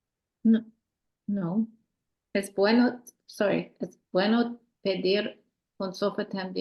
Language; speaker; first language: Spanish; non-native, learner; English